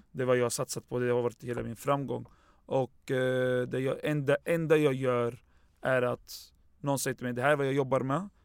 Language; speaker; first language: Swedish; early bilingual, other home language; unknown